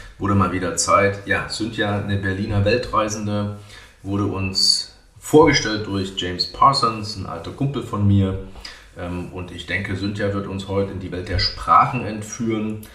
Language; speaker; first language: German; native; German